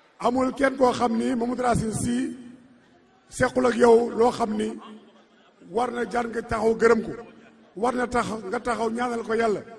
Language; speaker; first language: Wolof; non-native, local second language; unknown